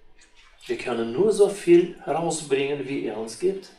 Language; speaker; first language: German; non-native, fluent; Russian